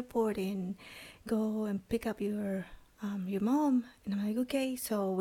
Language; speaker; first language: English; non-native, fluent; Spanish